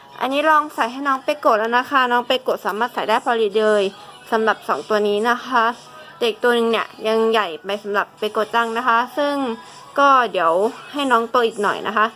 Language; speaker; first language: Thai; native; Thai